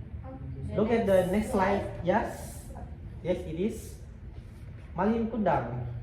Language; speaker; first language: English; non-native, fluent; Indonesian